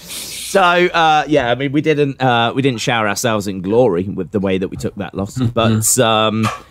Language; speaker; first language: English; native; English